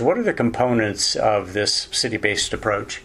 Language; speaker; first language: English; native; English